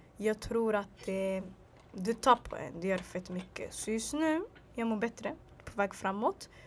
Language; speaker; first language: Swedish; early bilingual, other home language; Arabic